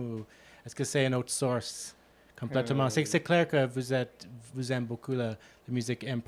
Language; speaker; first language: French; non-native, local second language; English